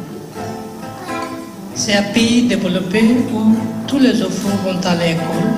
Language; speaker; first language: French; non-native, learner; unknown